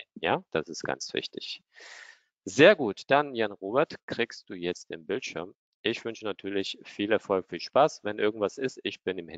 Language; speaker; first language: German; native; German